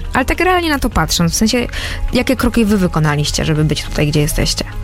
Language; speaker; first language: Polish; native; Polish